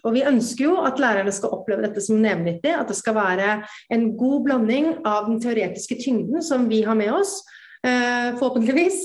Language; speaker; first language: Norwegian; native; Norwegian